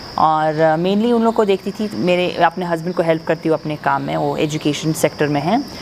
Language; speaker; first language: Hindi; non-native, fluent; English